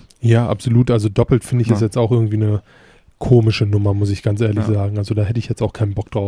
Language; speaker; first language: German; native; German